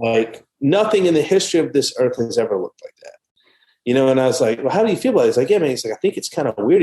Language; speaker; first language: English; native; English